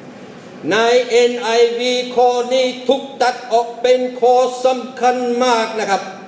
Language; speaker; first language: Thai; non-native, fluent; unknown